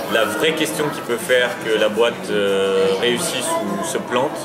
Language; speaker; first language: French; early bilingual, other home language; Arabic